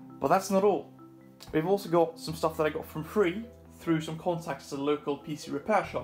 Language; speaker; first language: English; non-native, fluent; Swedish